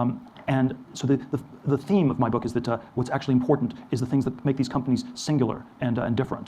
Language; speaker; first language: English; native; English